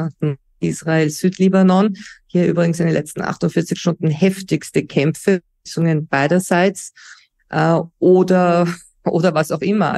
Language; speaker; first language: German; native; German